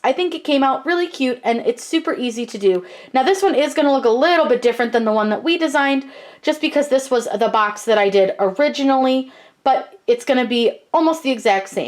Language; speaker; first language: English; native; English